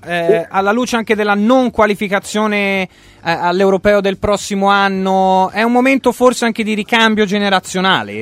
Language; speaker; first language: Italian; native; Italian